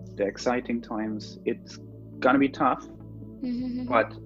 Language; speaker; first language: English; non-native, fluent; German